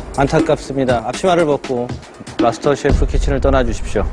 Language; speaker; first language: Korean; native; Korean